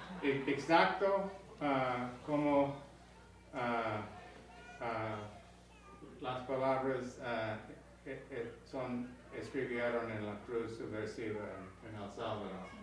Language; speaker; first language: Spanish; non-native, learner; English